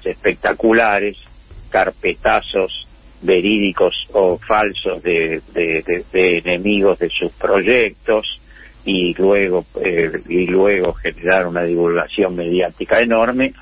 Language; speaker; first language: Spanish; native; Spanish